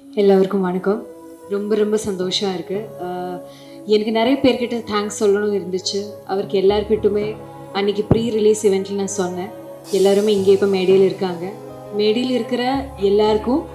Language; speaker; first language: Tamil; non-native, fluent; Malayalam